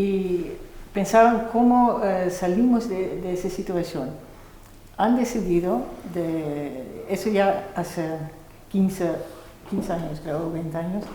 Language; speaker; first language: Spanish; non-native, fluent; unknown